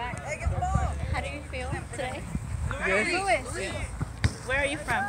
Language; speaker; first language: English; early bilingual, other home language; Spanish